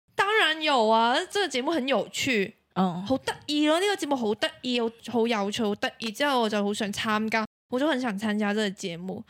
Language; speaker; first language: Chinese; non-native, local second language; Cantonese